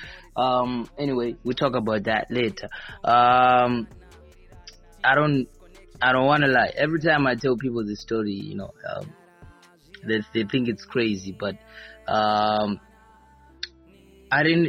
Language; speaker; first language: English; non-native, local second language; Shona